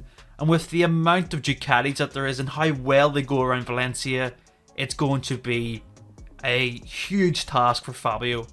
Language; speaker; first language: English; native; English